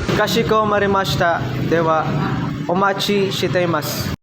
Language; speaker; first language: Japanese; non-native, learner; Filipino